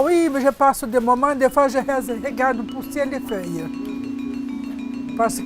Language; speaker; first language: French; non-native, fluent; Portuguese